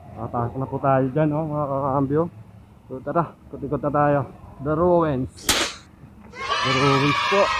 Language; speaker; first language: Filipino; non-native, local second language; Bikol